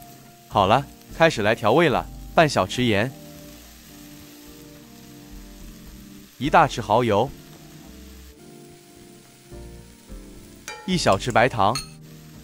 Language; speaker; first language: Chinese; native; Chinese